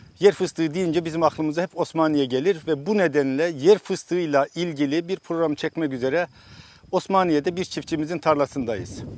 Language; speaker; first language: Turkish; native; Turkish